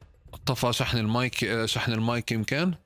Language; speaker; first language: Arabic; native; Arabic